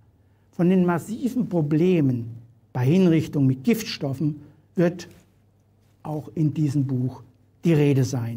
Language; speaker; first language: German; native; German